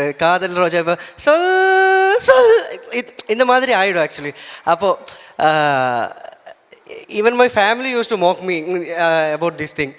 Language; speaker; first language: Tamil; non-native, learner; Malayalam